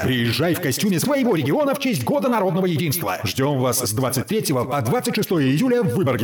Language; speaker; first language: Russian; native; Russian